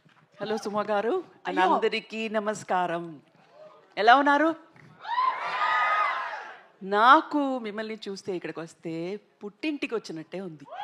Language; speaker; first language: Telugu; non-native, local second language; Tamil